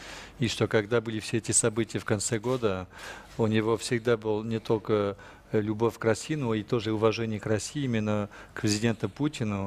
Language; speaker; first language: Russian; non-native, fluent; French